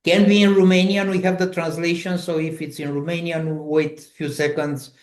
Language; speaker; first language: English; non-native, fluent; Romanian